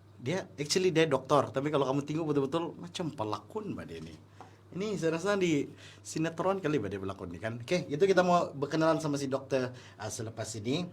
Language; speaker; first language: Malay; native; Malay